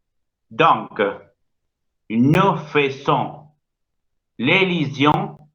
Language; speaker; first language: French; non-native, fluent; Spanish